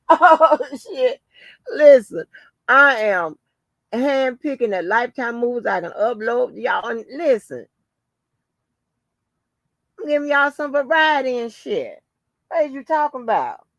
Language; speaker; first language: English; native; English